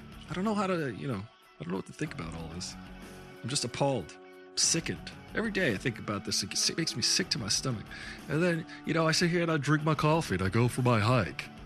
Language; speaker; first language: English; native; English